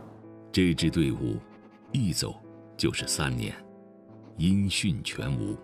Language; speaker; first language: Chinese; native; Chinese